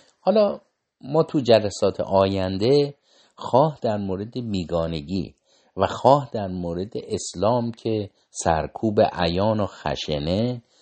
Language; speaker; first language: Persian; native; Persian